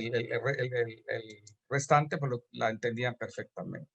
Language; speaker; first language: Spanish; native; Spanish